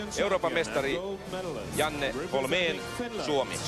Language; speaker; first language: Finnish; native; Finnish